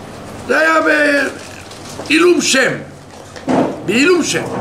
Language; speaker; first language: Hebrew; non-native, fluent; French